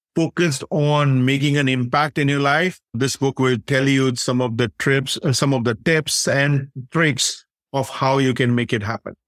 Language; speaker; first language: English; non-native, local second language; Hindi